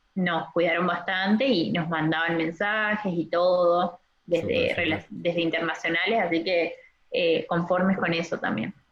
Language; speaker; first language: Spanish; native; Spanish